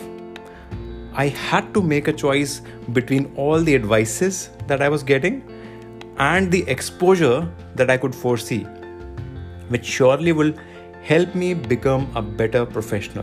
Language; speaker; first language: English; non-native, local second language; Hindi